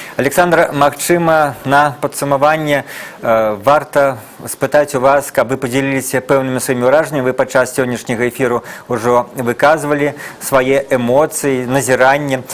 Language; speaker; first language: Belarusian; native; Belarusian